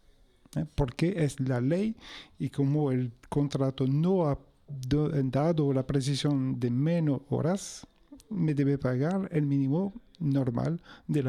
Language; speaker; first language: Spanish; non-native, fluent; French